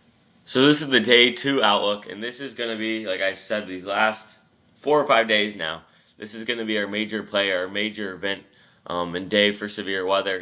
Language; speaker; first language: English; native; English